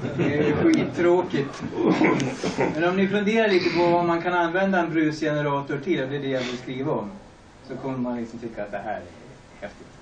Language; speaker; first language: Swedish; early bilingual, other home language; German